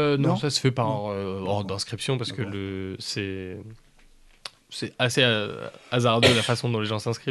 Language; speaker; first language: French; native; French